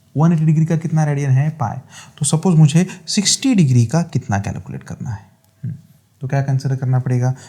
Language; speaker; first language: Hindi; non-native, local second language; Marathi